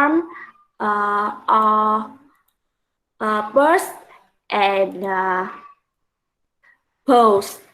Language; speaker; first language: English; non-native, learner; Vietnamese